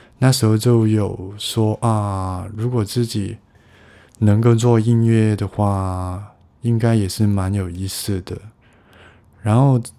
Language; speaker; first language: Chinese; non-native, local second language; Cantonese